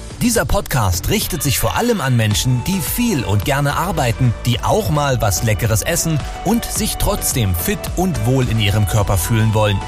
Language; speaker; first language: German; native; German